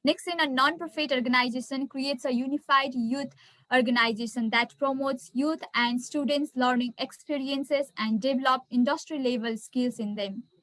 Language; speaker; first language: English; non-native, local second language; Nepali